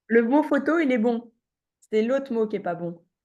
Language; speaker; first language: French; native; French